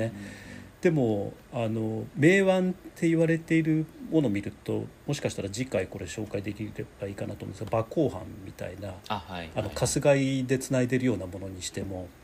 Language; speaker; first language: Japanese; native; Japanese